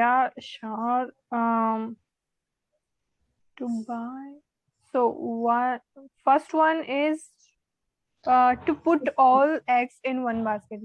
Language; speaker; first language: English; non-native, learner; Hindi